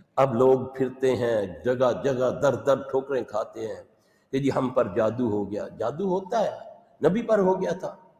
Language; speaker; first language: Urdu; native; Urdu